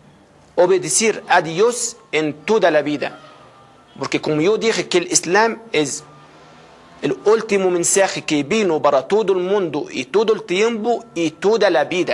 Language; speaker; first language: Spanish; non-native, fluent; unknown